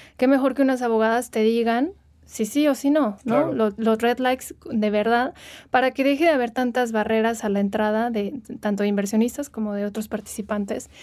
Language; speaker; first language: Spanish; native; Spanish